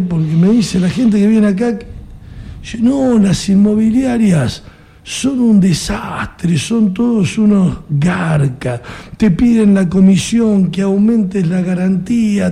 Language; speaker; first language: Spanish; native; Spanish